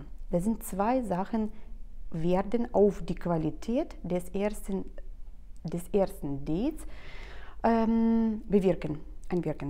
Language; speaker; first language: German; non-native, fluent; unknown